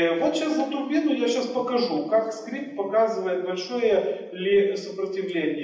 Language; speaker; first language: Russian; native; Russian